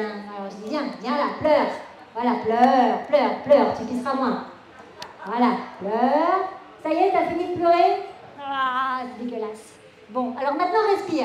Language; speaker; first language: French; native; French